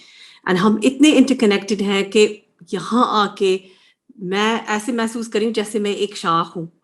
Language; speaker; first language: Hindi; early bilingual, heritage; Urdu